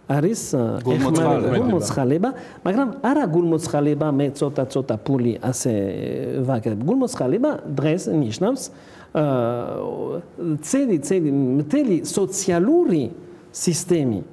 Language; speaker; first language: Georgian; non-native, learner; French